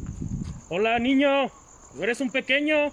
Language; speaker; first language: Spanish; native; Spanish